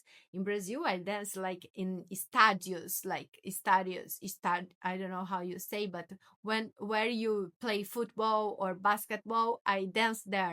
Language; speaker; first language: English; non-native, learner; Portuguese